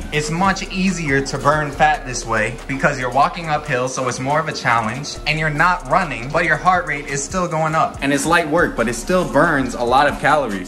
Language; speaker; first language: English; native; English